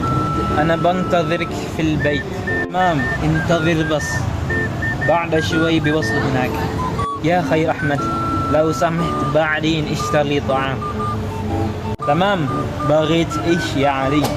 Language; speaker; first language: Arabic; non-native, learner; Indonesian